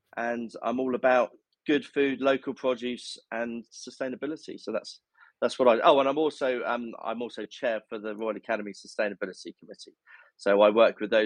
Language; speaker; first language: English; native; English